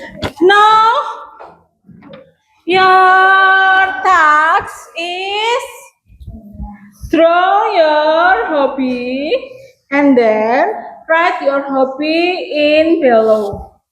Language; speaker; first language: English; non-native, learner; Indonesian